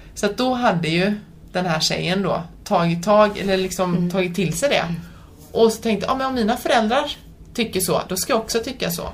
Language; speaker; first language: Swedish; native; Swedish